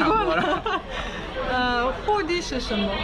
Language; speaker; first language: Chinese; non-native, learner; Turkish